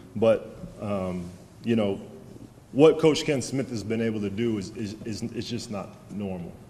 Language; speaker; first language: English; native; English